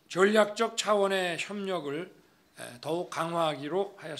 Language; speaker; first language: Korean; native; Korean